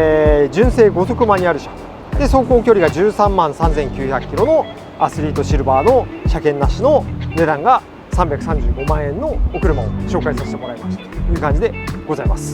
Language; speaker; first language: Japanese; native; Japanese